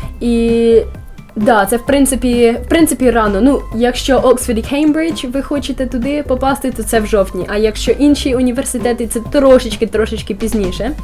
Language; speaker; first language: Ukrainian; early bilingual, heritage; Ukrainian